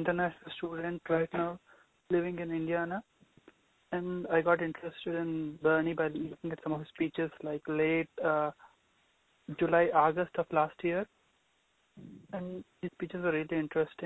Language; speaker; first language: English; non-native, local second language; Telugu